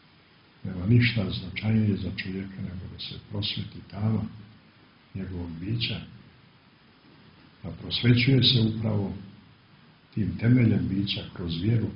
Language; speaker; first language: Croatian; native; Croatian